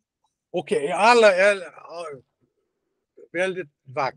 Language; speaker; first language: Swedish; non-native, learner; Russian